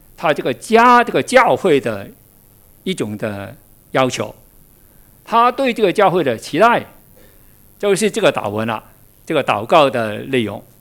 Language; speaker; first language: Chinese; non-native, local second language; Min Nan Chinese